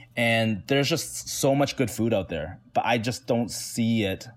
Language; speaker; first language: English; native; English